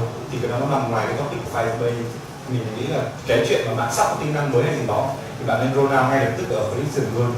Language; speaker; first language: Vietnamese; native; Vietnamese